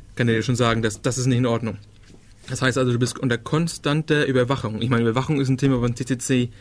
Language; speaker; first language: German; non-native, fluent; Danish